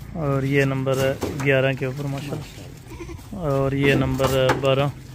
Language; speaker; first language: Urdu; non-native, local second language; Saraiki